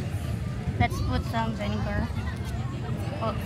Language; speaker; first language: English; non-native, local second language; Cebuano